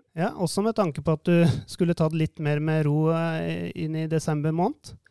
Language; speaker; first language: Norwegian; native; Norwegian